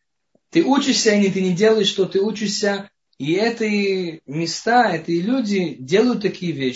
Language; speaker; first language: Russian; non-native, fluent; Hebrew